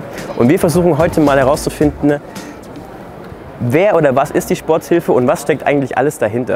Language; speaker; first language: German; native; German